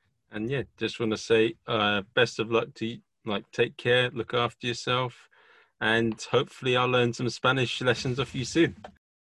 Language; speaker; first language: English; native; English